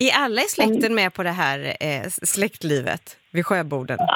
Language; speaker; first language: Swedish; native; Swedish